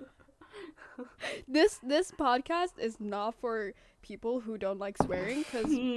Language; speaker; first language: English; non-native, fluent; Finnish